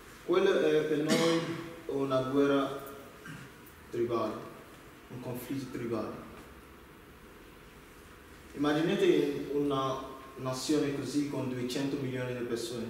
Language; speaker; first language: Italian; non-native, learner; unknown